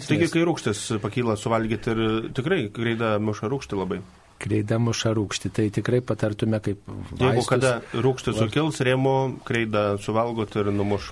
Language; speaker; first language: Lithuanian; native; Lithuanian